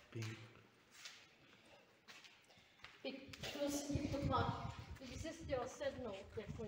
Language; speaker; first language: Czech; native; Czech